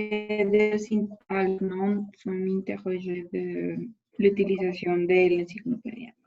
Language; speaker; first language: French; non-native, learner; Spanish